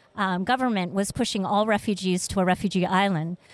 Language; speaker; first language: English; early bilingual, other home language; Vietnamese